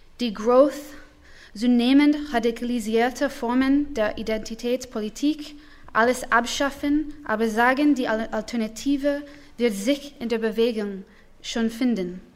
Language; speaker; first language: German; non-native, learner; English